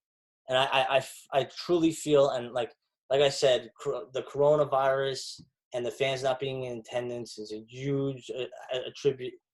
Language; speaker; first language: English; native; English